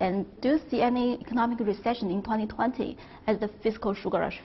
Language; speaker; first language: English; non-native, fluent; Chinese